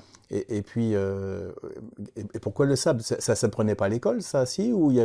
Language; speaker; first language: French; native; French